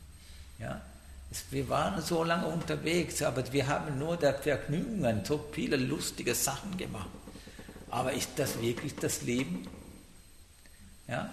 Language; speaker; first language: German; non-native, learner; Sinhala